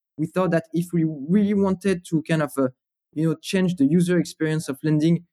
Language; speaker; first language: English; non-native, fluent; French